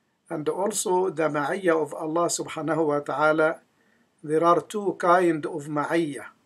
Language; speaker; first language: English; non-native, fluent; Arabic